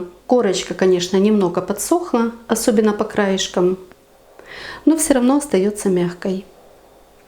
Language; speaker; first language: Russian; native; Russian